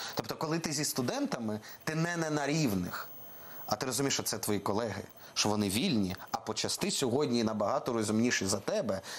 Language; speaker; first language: Ukrainian; non-native, local second language; Russian